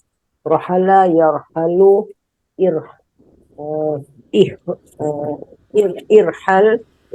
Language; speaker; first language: Arabic; non-native, learner; Indonesian